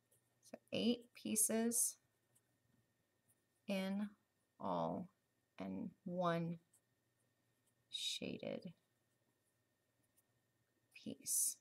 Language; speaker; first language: English; native; English